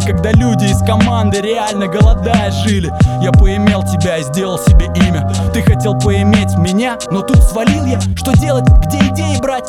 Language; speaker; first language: Russian; native; Russian